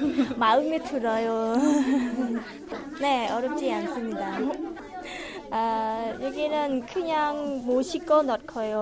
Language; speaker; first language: Korean; non-native, learner; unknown